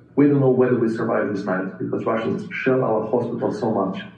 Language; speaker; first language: English; non-native, fluent; Ukrainian